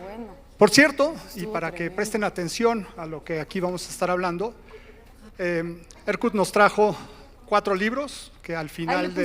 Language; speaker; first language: Spanish; native; Spanish